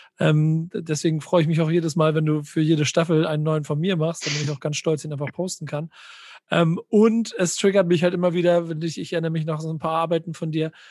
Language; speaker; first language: German; native; German